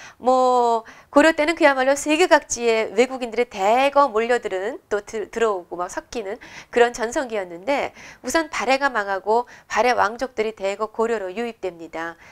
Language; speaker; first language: Korean; native; Korean